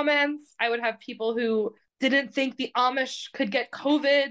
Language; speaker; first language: English; native; English